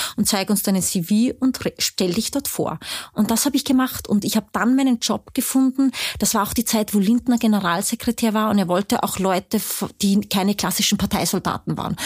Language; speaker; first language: German; native; German